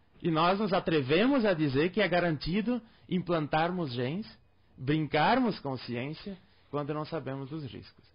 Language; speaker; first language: Portuguese; non-native, local second language; German